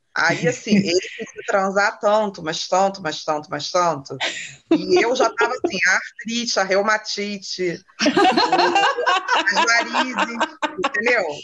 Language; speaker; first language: Portuguese; native; Portuguese